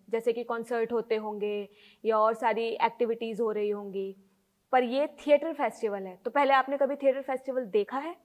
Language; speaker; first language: Hindi; native; Hindi